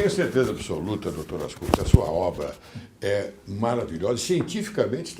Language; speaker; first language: Portuguese; native; Portuguese